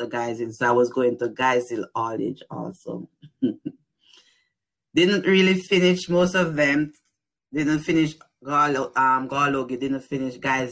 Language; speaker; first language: English; non-native, local second language; Jamaican Creole English